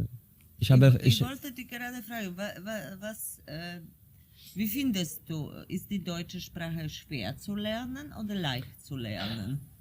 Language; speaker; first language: German; non-native, fluent; Polish